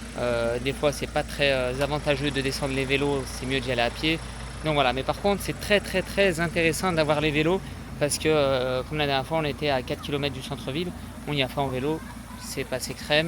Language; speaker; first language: French; native; French